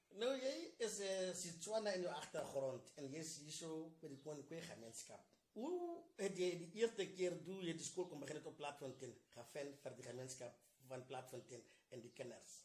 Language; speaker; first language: Afrikaans; non-native, local second language; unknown